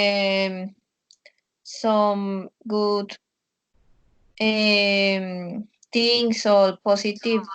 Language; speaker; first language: English; non-native, learner; Spanish